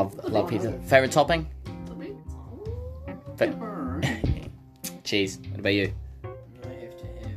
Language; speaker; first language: English; native; English